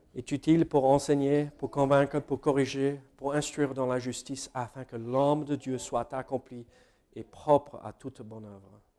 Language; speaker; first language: French; non-native, fluent; English